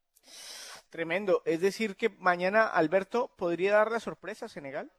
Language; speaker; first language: Spanish; native; Spanish